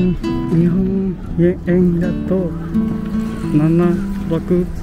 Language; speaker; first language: Japanese; non-native, fluent; Indonesian